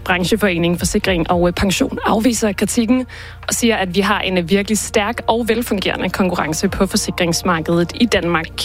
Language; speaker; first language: Danish; native; Danish